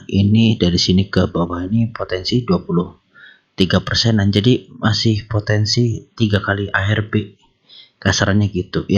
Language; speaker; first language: Indonesian; native; Indonesian